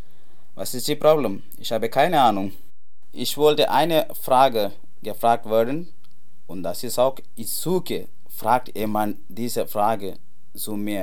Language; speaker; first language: German; non-native, learner; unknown